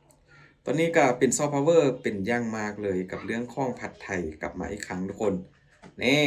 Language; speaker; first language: Thai; non-native, local second language; Northeastern Thai